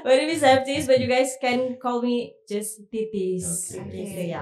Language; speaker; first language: English; non-native, fluent; Indonesian